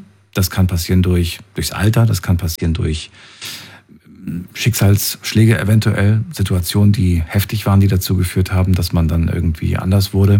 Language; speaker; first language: German; native; German